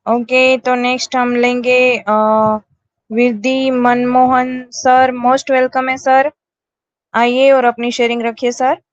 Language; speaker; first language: Hindi; native; Hindi